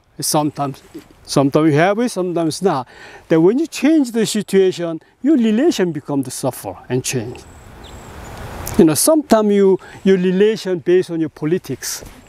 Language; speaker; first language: English; non-native, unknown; Korean